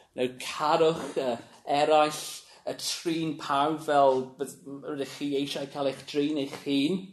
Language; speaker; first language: Welsh; non-native, local second language; English